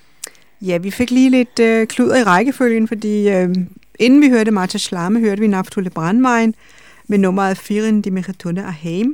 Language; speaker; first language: Danish; native; Danish